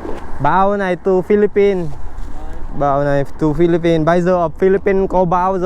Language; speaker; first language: Vietnamese; non-native, learner; Filipino